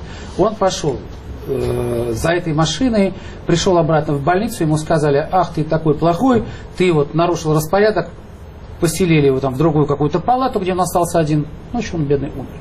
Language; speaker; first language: Russian; native; Russian